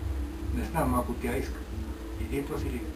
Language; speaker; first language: Bulgarian; non-native, learner; Finnish